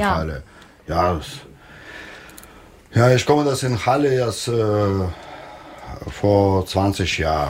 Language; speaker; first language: German; non-native, learner; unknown